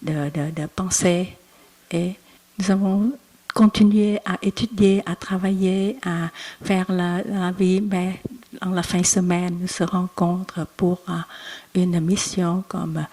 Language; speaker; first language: French; non-native, learner; Vietnamese